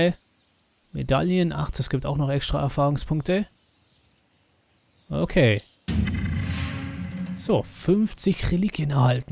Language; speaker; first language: German; native; German